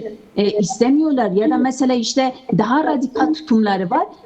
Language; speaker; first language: Turkish; non-native, fluent; Kurdish